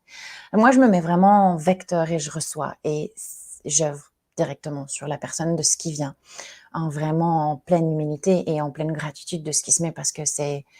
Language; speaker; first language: French; native; French